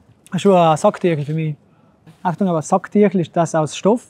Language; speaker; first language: German; native; German